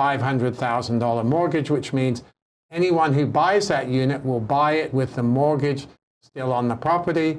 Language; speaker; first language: English; native; English